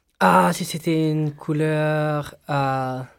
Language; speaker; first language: French; non-native, local second language; English